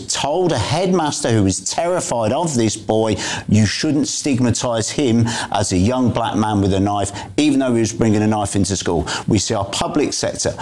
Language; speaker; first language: English; native; English